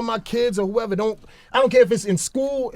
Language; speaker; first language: English; native; English